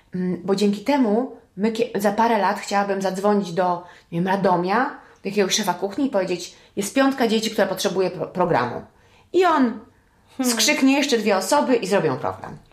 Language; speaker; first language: Polish; early bilingual, heritage; Polish